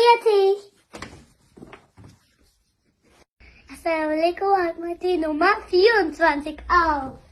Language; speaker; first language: German; early bilingual, other home language; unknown